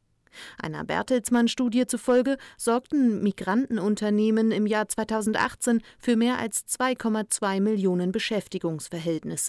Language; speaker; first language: German; native; German